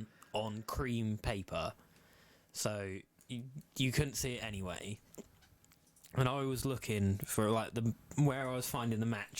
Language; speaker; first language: English; native; English